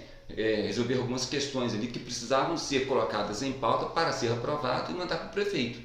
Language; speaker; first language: Portuguese; native; Portuguese